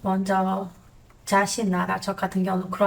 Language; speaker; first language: Korean; non-native, fluent; Croatian